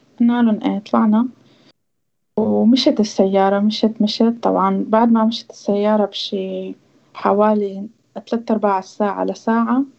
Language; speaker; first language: Arabic; native; Arabic